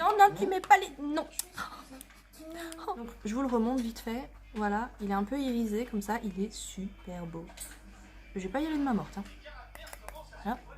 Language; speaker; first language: French; native; French